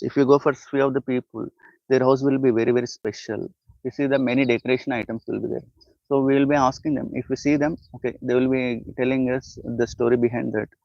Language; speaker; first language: English; non-native, local second language; Telugu